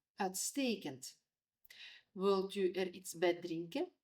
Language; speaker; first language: Dutch; non-native, fluent; Ukrainian